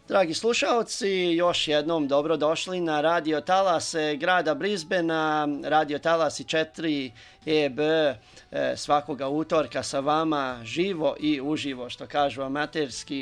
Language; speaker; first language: Serbian; native; Serbian